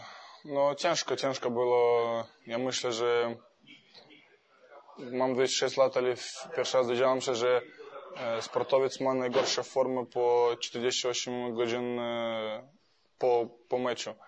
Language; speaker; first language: Polish; non-native, fluent; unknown